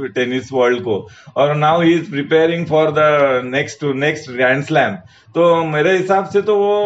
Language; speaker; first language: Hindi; non-native, local second language; Marathi